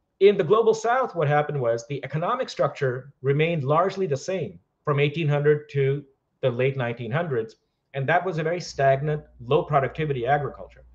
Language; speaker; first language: English; non-native, local second language; Hindi